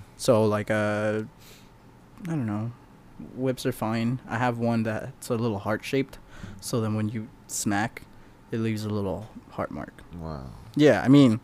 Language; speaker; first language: English; early bilingual, other home language; Spanish